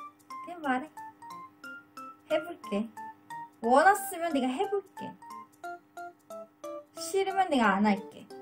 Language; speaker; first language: Korean; non-native, learner; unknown